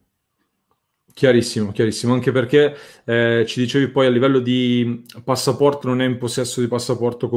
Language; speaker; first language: Italian; native; Italian